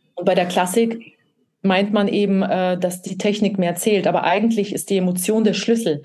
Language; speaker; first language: German; early bilingual, other home language; Russian